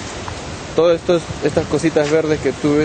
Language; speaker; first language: Spanish; native; Spanish